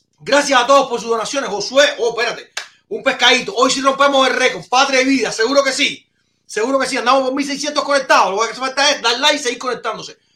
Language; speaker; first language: Spanish; native; Spanish